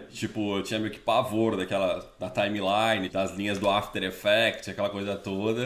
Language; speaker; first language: Portuguese; native; Portuguese